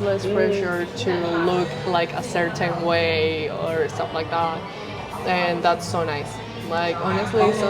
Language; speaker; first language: English; non-native, fluent; Spanish